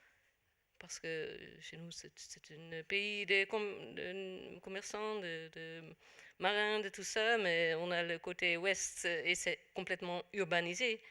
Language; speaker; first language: French; non-native, fluent; Dutch